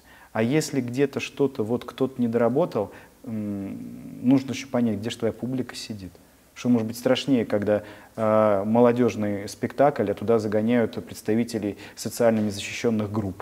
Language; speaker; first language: Russian; native; Russian